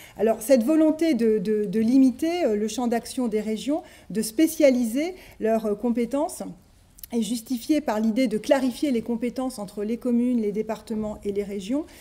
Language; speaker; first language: French; native; French